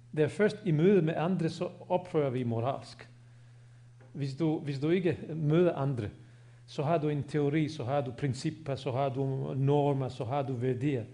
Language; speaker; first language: Danish; non-native, fluent; Bosnian